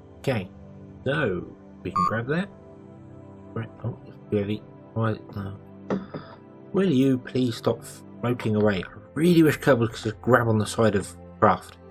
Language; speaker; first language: English; native; English